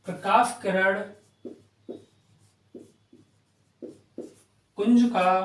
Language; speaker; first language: Hindi; native; Hindi